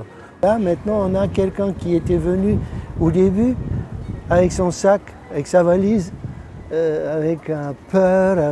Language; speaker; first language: French; non-native, fluent; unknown